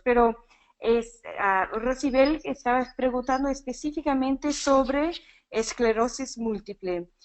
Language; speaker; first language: Spanish; non-native, fluent; English